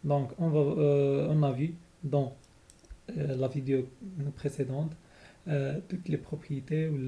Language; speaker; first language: French; non-native, local second language; Arabic